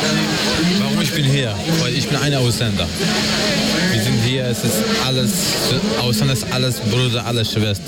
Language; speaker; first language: German; non-native, learner; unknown